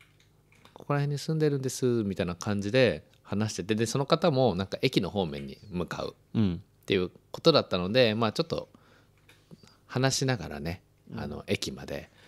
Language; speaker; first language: Japanese; native; Japanese